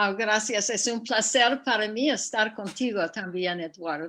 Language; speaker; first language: Spanish; non-native, fluent; English